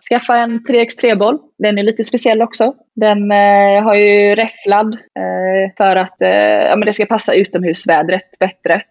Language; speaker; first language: Swedish; native; Swedish